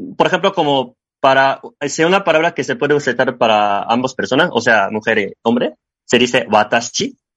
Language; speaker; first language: Spanish; non-native, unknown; Japanese